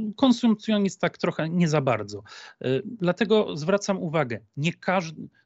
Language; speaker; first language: Polish; native; Polish